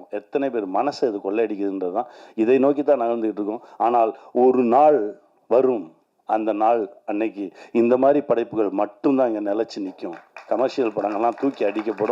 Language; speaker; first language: Tamil; native; Tamil